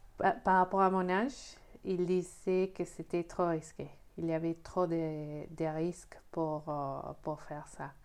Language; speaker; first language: French; non-native, fluent; Spanish